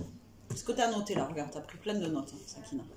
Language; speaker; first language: French; native; French